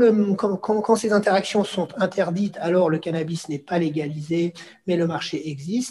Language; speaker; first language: French; native; French